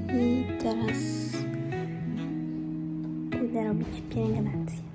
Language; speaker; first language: Polish; early bilingual, other home language; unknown